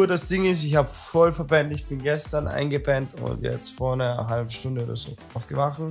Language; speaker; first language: German; native; German